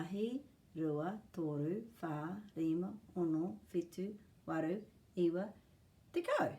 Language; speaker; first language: Māori; non-native, learner; English